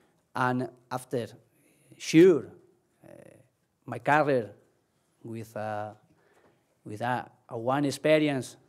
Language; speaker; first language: English; non-native, learner; Spanish